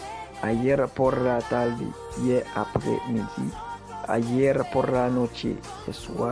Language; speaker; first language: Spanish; non-native, fluent; Haitian Creole